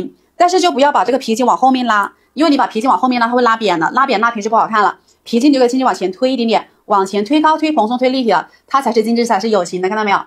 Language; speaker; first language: Chinese; native; Chinese